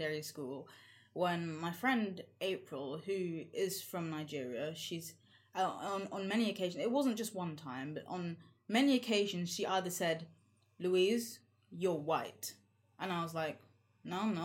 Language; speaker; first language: English; native; English